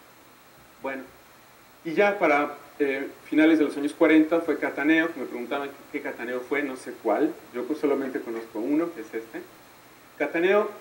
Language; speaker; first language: Spanish; native; Spanish